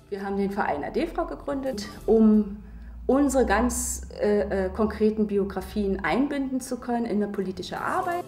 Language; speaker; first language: German; native; German